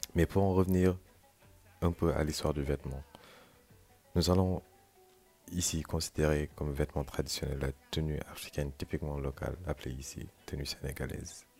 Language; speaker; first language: French; non-native, local second language; Wolof